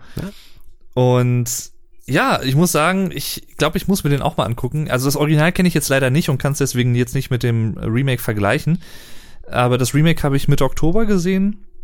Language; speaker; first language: German; native; German